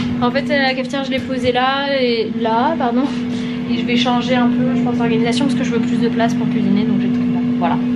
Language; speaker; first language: French; native; French